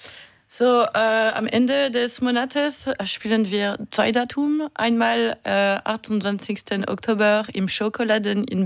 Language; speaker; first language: German; non-native, learner; French